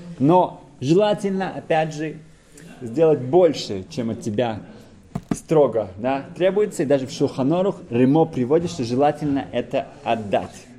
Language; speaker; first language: Russian; early bilingual, heritage; Russian